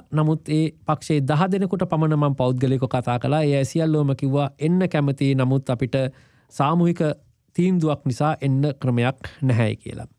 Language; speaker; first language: Sinhala; native; Sinhala